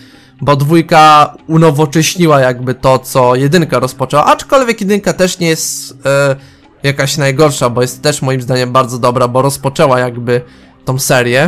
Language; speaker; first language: Polish; native; Polish